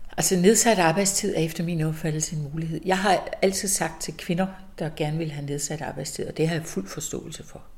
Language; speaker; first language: Danish; native; Danish